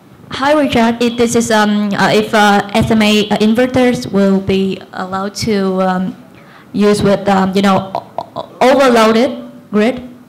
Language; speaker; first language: English; non-native, fluent; Vietnamese